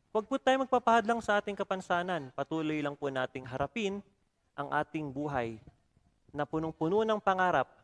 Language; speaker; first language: Filipino; native; Filipino